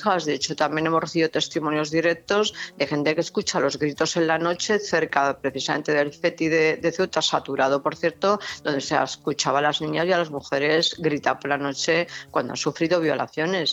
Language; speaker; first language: Spanish; native; Spanish